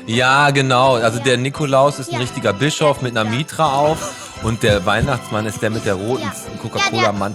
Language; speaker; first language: German; native; German